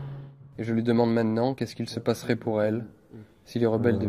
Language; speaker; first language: French; native; French